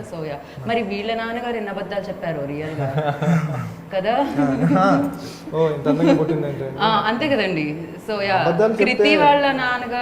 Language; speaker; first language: Telugu; native; Telugu